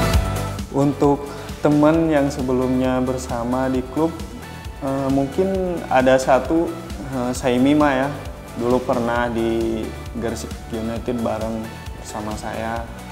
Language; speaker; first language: Indonesian; native; Indonesian